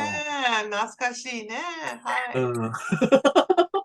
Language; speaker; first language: Japanese; non-native, learner; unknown